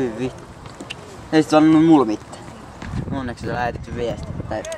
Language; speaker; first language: Finnish; native; Finnish